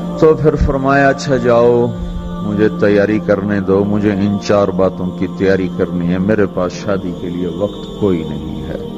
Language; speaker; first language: Urdu; non-native, local second language; Punjabi